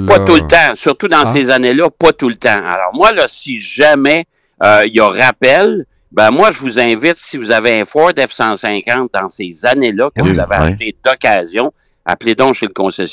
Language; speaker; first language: French; native; French